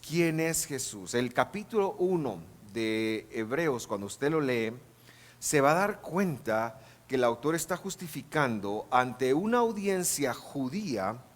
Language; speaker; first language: Spanish; native; Spanish